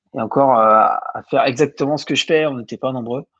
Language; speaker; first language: French; native; French